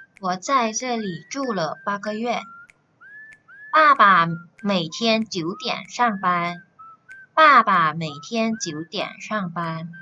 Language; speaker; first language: Chinese; non-native, fluent; Thai